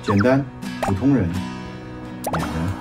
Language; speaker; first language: Chinese; native; Chinese